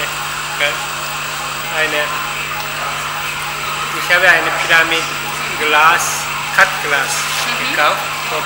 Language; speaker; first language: German; non-native, fluent; Korean